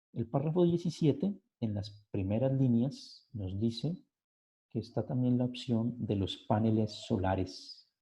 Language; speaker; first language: Spanish; native; Spanish